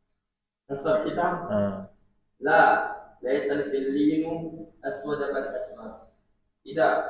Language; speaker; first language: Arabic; non-native, learner; Indonesian